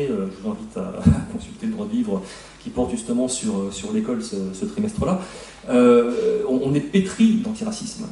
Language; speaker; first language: French; native; French